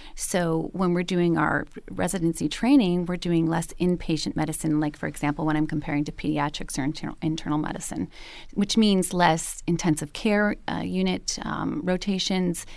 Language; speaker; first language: English; native; English